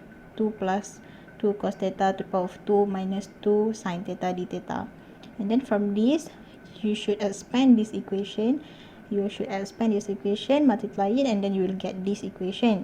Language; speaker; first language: English; non-native, local second language; Malay